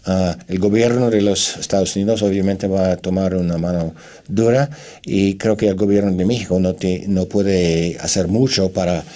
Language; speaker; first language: Spanish; non-native, fluent; English